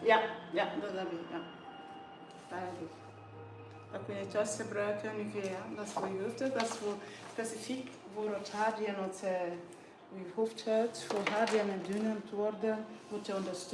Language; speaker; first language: Dutch; non-native, learner; English